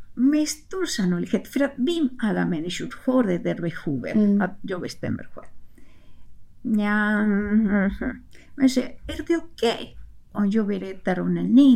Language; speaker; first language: Swedish; non-native, fluent; Spanish